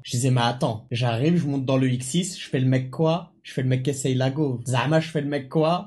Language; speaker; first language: French; native; French